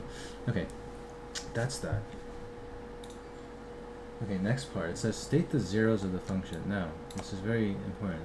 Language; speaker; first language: English; native; English